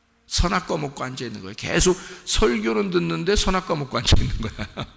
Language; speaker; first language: Korean; native; Korean